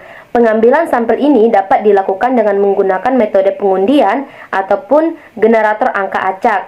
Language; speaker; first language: Indonesian; native; Indonesian